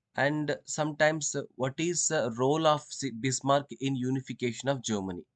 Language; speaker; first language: English; non-native, local second language; Telugu